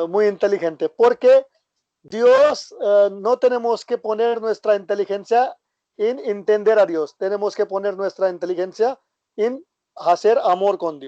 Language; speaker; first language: Spanish; non-native, learner; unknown